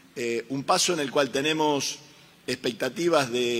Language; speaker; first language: Spanish; native; Spanish